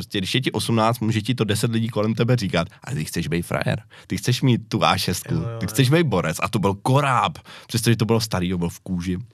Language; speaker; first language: Czech; native; Czech